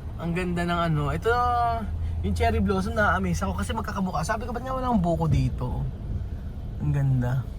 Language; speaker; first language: Filipino; native; Filipino